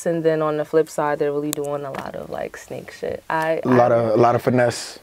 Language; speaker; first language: English; native; English